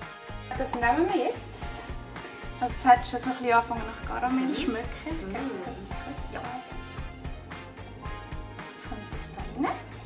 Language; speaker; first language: German; native; German